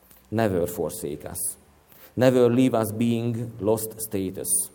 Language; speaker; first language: English; non-native, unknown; Hungarian